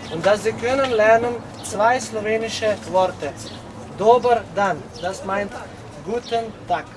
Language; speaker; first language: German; non-native, learner; Slovenian